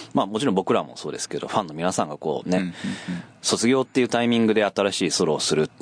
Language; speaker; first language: Japanese; native; Japanese